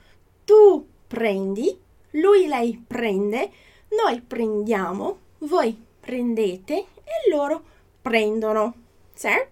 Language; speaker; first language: Italian; non-native, fluent; Portuguese